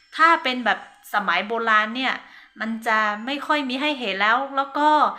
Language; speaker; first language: Thai; non-native, local second language; Hmong